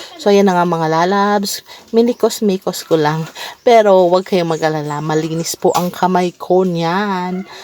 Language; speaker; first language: Filipino; non-native, local second language; Cebuano